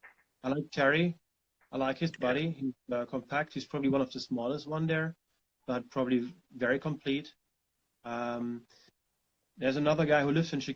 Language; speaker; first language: English; non-native, fluent; German